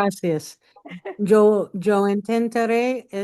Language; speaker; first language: Spanish; non-native, learner; English